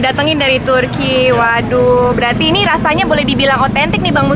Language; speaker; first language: Indonesian; native; Indonesian